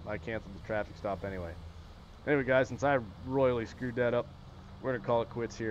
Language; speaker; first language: English; native; English